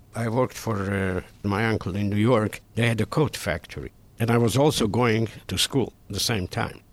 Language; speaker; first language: English; non-native, fluent; Hungarian